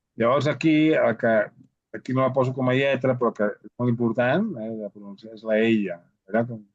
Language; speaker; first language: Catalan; native; Catalan